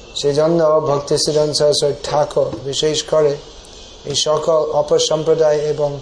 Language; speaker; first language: Bangla; non-native, fluent; English